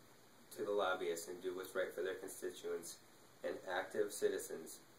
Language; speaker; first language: English; native; English